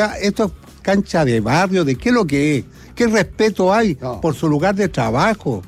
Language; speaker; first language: Spanish; native; Spanish